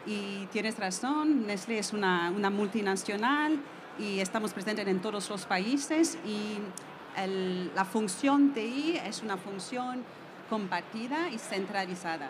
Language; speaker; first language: Spanish; non-native, fluent; French